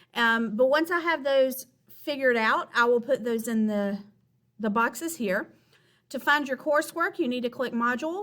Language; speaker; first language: English; native; English